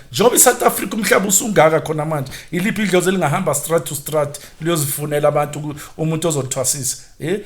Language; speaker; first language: Zulu; native; Zulu